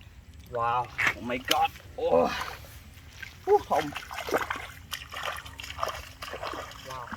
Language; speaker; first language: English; non-native, learner; Vietnamese